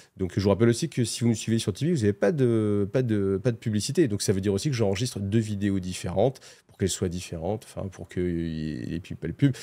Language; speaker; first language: French; native; French